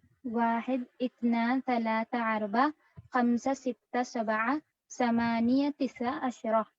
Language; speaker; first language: Arabic; non-native, learner; Urdu